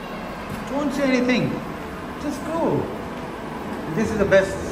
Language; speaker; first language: English; non-native, local second language; Hindi